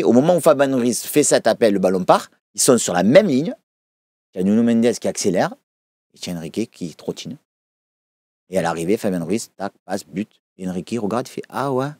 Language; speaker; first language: French; native; French